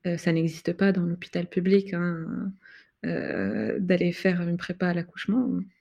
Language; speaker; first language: French; non-native, fluent; Arabic